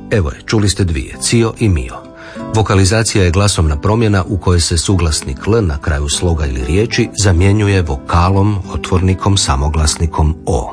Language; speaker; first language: Serbian; native; Serbian